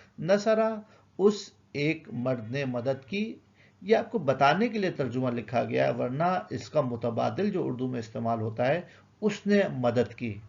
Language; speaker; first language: Urdu; native; Urdu